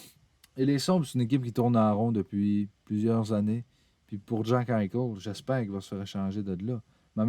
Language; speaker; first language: French; native; French